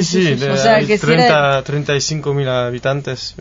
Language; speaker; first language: Spanish; non-native, fluent; French